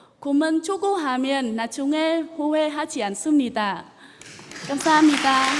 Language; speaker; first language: Korean; non-native, learner; Vietnamese